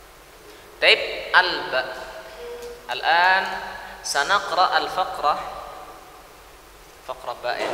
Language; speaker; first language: Arabic; non-native, fluent; Indonesian